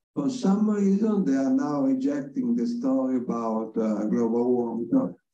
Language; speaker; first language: English; non-native, fluent; Italian